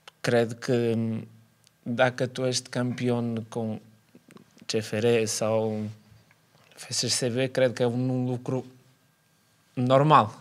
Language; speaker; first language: Romanian; non-native, learner; Portuguese